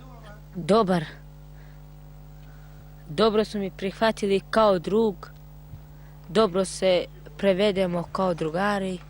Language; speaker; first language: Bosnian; non-native, local second language; Albanian